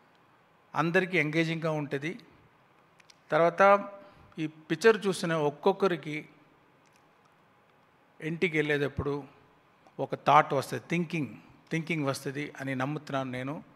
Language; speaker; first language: Telugu; non-native, learner; Tamil